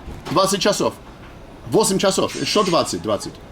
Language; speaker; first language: Russian; non-native, learner; English